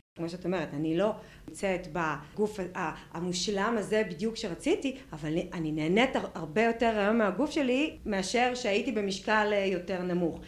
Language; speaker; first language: Hebrew; native; Hebrew